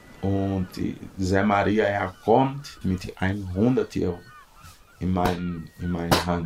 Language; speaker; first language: German; non-native, learner; Portuguese